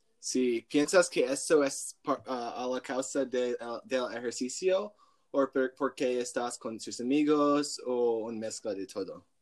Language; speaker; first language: Spanish; non-native, learner; English